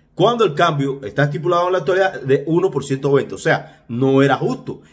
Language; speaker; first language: Spanish; native; Spanish